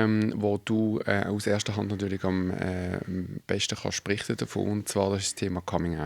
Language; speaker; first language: German; native; German